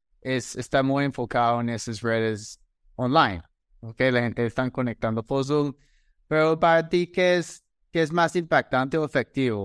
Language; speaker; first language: Spanish; non-native, fluent; English